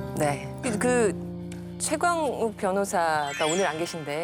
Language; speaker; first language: Korean; native; Korean